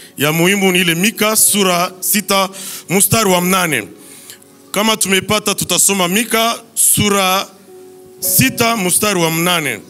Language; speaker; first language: Swahili; native; Swahili